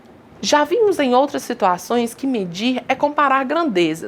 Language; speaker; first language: Portuguese; native; Portuguese